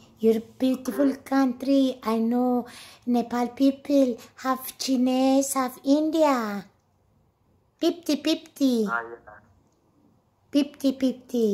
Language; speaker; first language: English; non-native, learner; Amharic